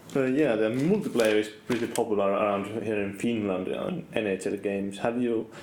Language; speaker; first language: English; non-native, fluent; Finnish